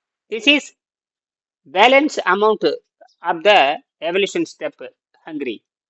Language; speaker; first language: English; non-native, local second language; Tamil